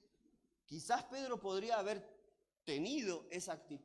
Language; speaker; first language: Spanish; native; Spanish